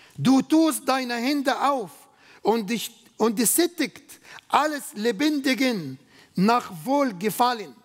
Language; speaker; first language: German; non-native, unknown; Arabic